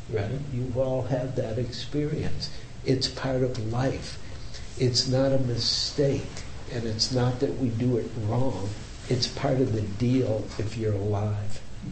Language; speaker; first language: English; native; English